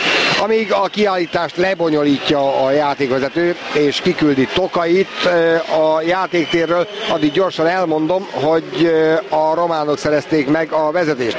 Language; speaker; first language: Hungarian; native; Hungarian